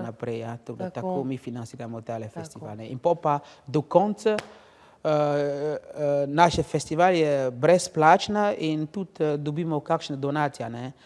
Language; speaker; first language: Slovenian; non-native, learner; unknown